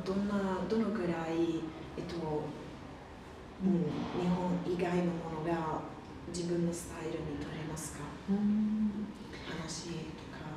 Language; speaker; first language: Japanese; non-native, learner; Italian